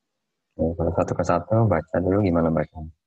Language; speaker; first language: Indonesian; native; Indonesian